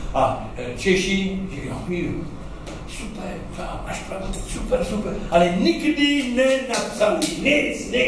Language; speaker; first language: Czech; non-native, learner; French